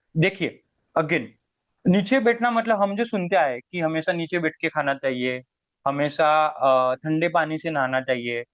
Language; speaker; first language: Hindi; non-native, local second language; Marathi